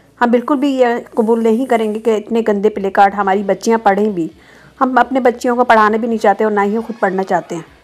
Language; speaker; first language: Urdu; native; Urdu